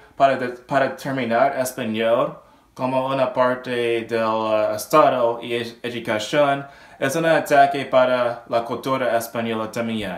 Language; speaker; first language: Spanish; non-native, learner; English